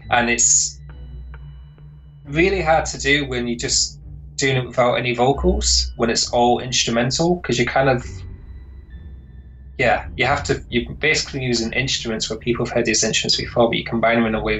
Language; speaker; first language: English; native; English